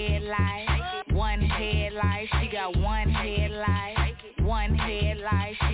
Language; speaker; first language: English; native; English